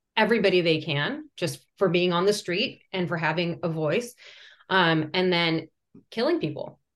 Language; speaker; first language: English; early bilingual, other home language; Persian